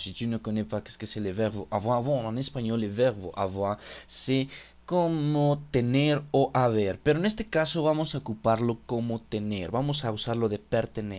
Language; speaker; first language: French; non-native, fluent; Spanish